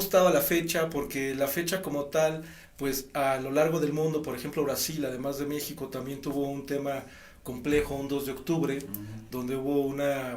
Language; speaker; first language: Spanish; native; Spanish